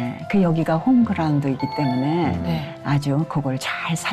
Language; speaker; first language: Korean; native; Korean